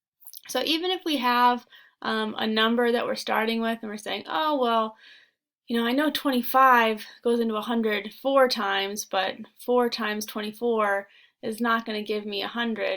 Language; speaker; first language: English; native; English